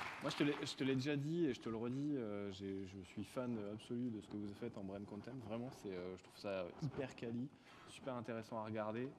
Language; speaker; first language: French; native; French